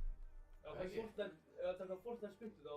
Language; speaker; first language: Icelandic; native; Icelandic